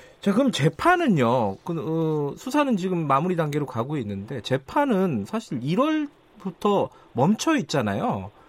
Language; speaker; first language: Korean; native; Korean